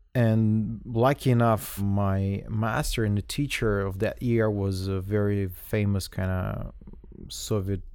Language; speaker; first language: English; non-native, fluent; Russian